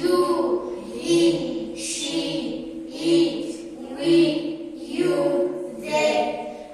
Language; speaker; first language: English; non-native, learner; Arabic